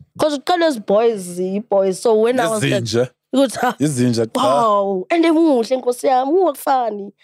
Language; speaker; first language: English; non-native, local second language; Xhosa